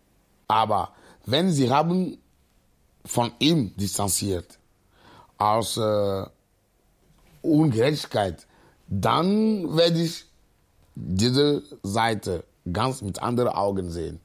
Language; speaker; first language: German; non-native, learner; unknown